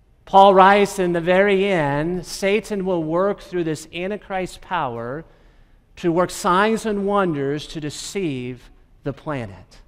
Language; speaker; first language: English; native; English